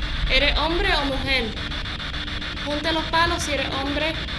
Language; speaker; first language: Spanish; native; Spanish